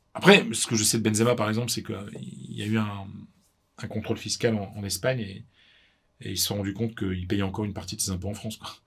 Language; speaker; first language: French; native; French